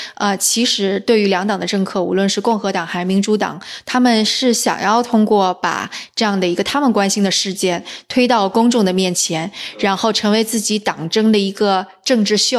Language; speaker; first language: Chinese; native; Chinese